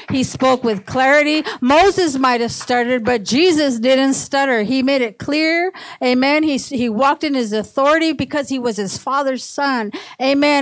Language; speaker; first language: English; early bilingual, other home language; Spanish